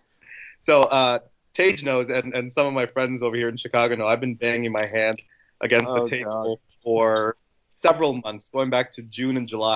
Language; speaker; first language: English; native; English